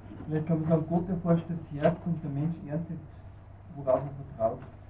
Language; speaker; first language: German; native; German